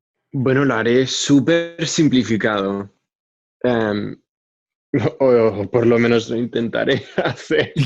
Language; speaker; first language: Spanish; non-native, fluent; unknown